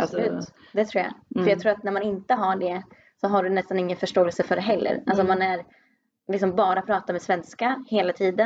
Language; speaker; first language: Swedish; native; Swedish